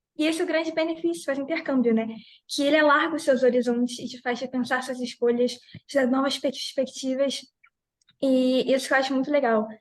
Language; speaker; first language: Portuguese; native; Portuguese